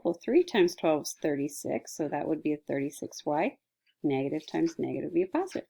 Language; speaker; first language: English; native; English